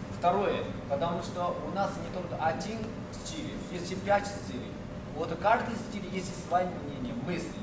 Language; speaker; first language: Russian; non-native, learner; Chinese